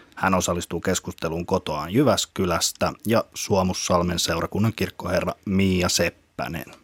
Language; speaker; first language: Finnish; native; Finnish